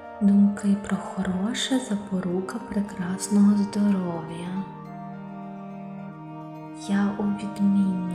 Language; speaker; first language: Ukrainian; native; Ukrainian